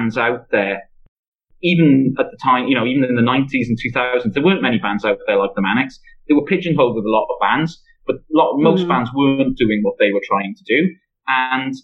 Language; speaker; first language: English; native; English